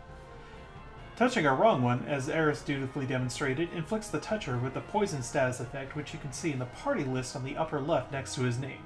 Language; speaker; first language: English; native; English